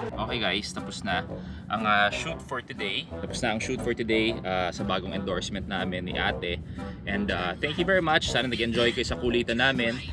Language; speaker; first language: Filipino; native; Filipino